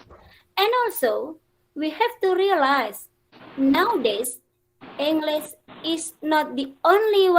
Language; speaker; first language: English; non-native, fluent; Indonesian